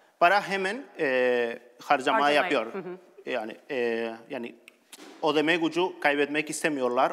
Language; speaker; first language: Turkish; non-native, learner; Spanish